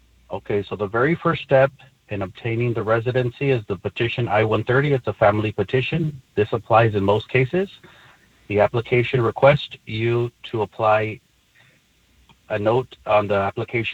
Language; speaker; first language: English; early bilingual, other home language; Spanish